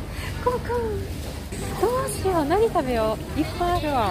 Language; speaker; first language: Japanese; native; Japanese